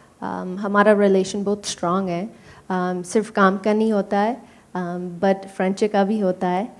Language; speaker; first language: Hindi; non-native, learner; English